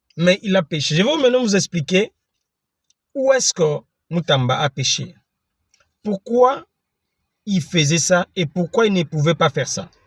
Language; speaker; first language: French; non-native, local second language; Lingala